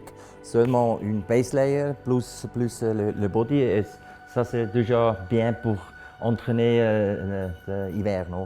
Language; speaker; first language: French; non-native, local second language; German